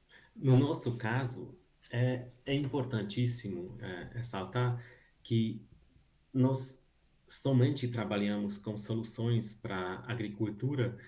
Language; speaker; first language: Portuguese; non-native, fluent; Hungarian